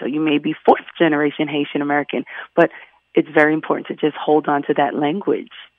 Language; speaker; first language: English; early bilingual, other home language; Haitian Creole